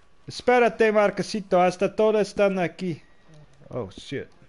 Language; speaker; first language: Spanish; non-native, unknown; Dutch